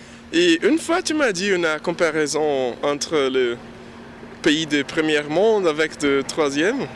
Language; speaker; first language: French; non-native, fluent; Portuguese